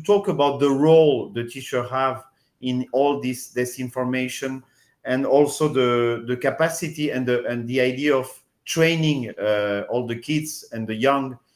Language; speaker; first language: English; non-native, fluent; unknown